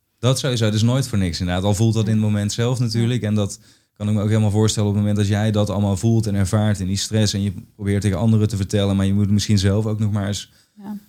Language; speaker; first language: Dutch; native; Dutch